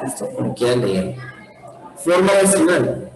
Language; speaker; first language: Spanish; native; Spanish